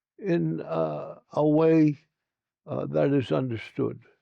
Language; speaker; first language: English; native; English